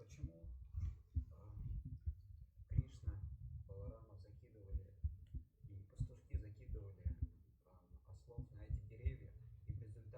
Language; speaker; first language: Russian; native; Russian